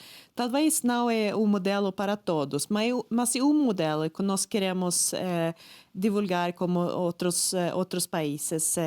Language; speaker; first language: Portuguese; non-native, fluent; Swedish